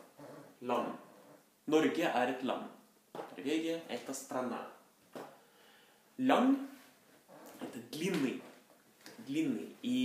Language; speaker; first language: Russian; non-native, fluent; Norwegian